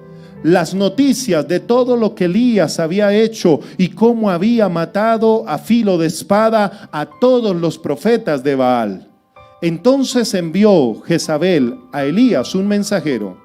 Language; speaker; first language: Spanish; native; Spanish